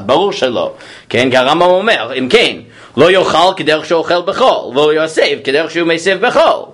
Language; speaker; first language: Hebrew; non-native, fluent; English